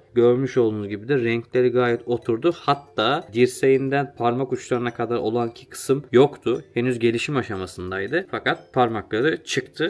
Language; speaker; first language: Turkish; native; Turkish